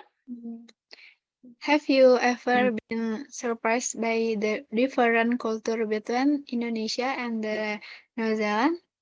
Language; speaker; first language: English; non-native, learner; Indonesian